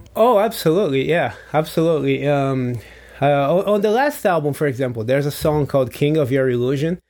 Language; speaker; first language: English; non-native, fluent; Portuguese